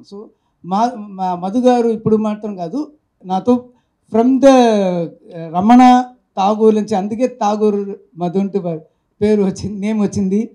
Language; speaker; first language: Telugu; non-native, learner; Tamil